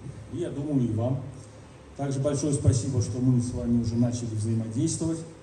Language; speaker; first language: Russian; native; Russian